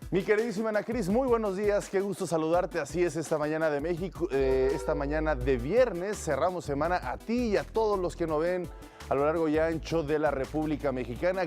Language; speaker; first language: Spanish; native; Spanish